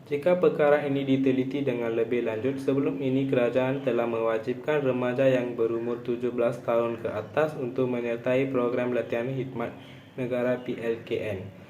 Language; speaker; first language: Malay; non-native, local second language; Tamil